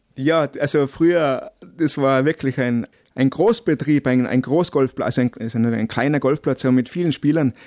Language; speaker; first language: German; native; German